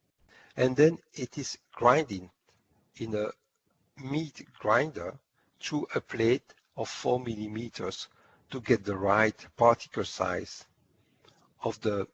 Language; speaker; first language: English; non-native, fluent; French